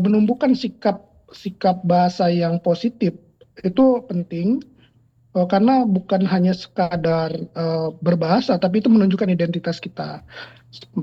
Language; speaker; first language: Indonesian; non-native, local second language; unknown